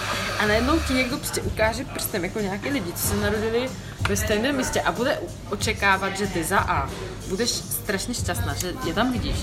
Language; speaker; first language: Czech; early bilingual, heritage; Czech